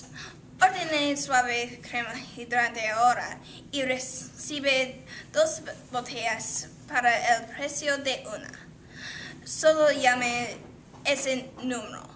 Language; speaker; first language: Spanish; non-native, learner; English